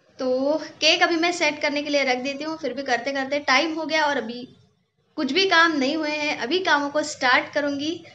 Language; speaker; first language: Hindi; non-native, local second language; Marathi